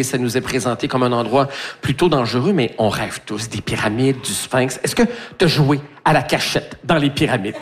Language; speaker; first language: French; native; French